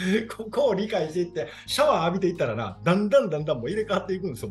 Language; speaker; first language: Japanese; native; Japanese